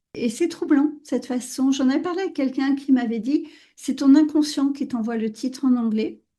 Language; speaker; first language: French; native; French